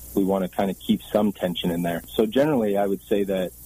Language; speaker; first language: English; native; English